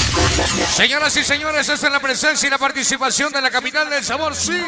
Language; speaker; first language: Spanish; native; Spanish